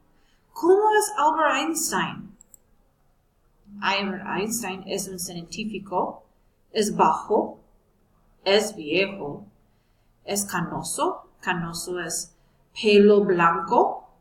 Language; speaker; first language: Spanish; non-native, fluent; English